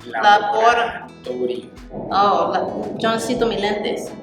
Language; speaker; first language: Spanish; non-native, learner; English